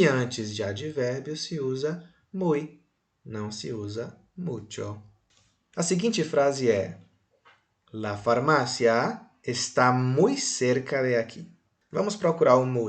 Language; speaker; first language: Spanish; non-native, fluent; Portuguese